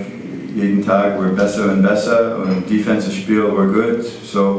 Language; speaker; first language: German; non-native, learner; English